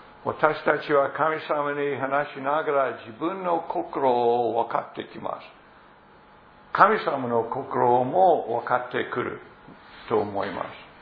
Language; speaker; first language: Japanese; non-native, fluent; English